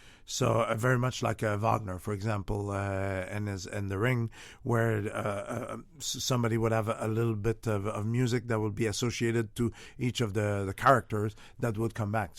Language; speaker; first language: English; non-native, fluent; French